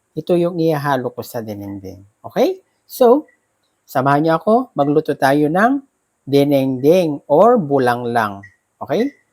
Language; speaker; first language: Filipino; non-native, local second language; Iloko